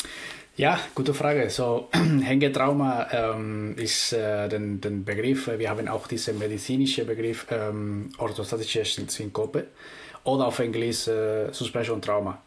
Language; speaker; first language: German; non-native, fluent; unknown